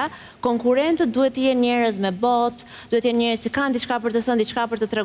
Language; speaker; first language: Albanian; native; Albanian